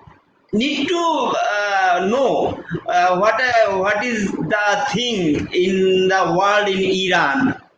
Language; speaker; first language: English; non-native, local second language; Bangla